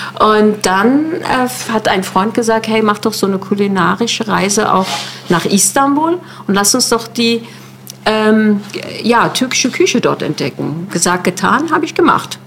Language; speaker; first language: German; early bilingual, other home language; Turkish